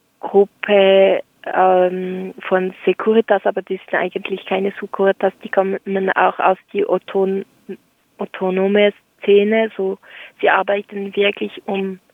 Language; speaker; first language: German; non-native, local second language; French